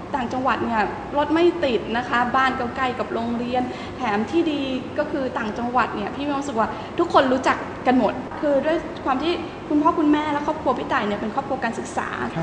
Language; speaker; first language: Thai; native; Thai